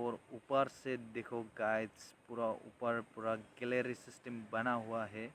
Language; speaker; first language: Hindi; non-native, local second language; Bodo